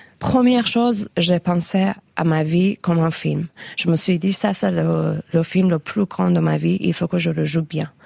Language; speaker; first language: French; non-native, fluent; Persian